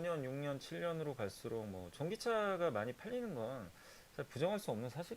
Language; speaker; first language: Korean; native; Korean